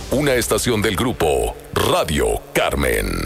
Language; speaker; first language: Spanish; native; Spanish